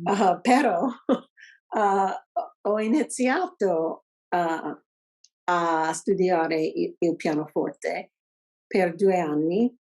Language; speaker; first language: Italian; non-native, learner; English